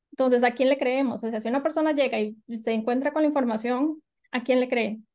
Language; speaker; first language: Spanish; native; Spanish